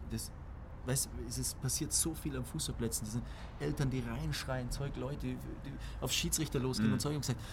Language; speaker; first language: German; native; German